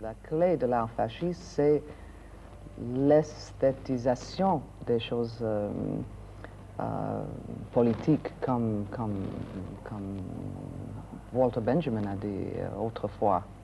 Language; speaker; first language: French; non-native, fluent; English